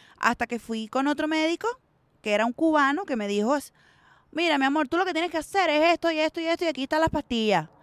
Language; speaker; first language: Spanish; native; Spanish